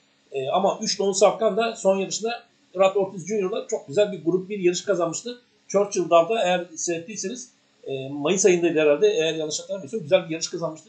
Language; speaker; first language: Turkish; native; Turkish